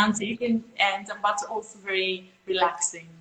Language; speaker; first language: English; non-native, fluent; Italian